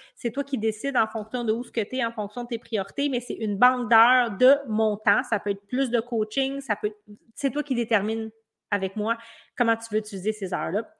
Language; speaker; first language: French; native; French